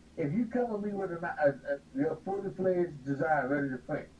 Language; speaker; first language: English; native; English